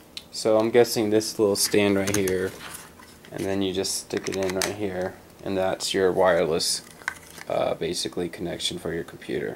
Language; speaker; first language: English; native; English